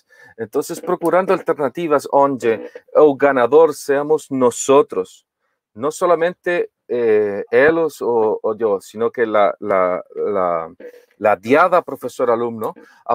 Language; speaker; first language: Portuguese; non-native, learner; Spanish